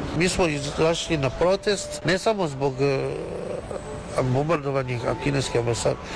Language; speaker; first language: Serbian; non-native, learner; Chinese